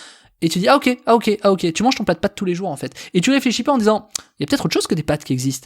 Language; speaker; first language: French; native; French